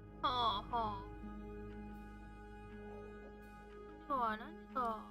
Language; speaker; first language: Japanese; non-native, learner; Chinese